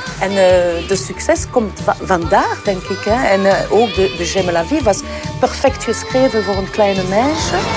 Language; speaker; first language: Dutch; non-native, local second language; French